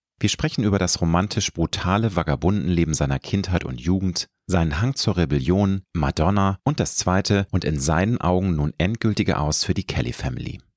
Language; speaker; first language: German; native; German